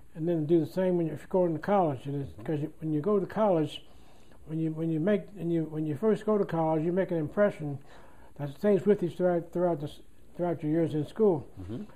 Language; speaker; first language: English; native; English